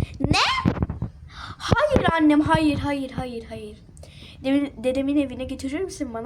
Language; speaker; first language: Turkish; early bilingual, other home language; Arabic